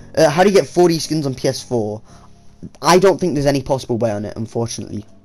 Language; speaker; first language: English; native; English